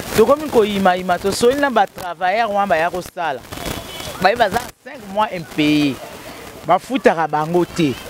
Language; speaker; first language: Lingala; native; Lingala